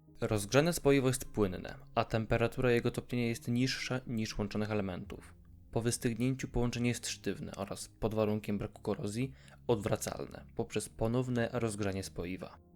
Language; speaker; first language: Polish; native; Polish